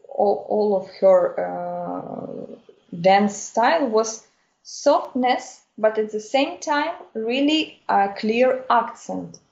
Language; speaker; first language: English; non-native, fluent; Ukrainian